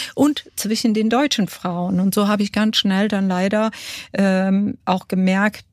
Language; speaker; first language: German; early bilingual, other home language; Kurdish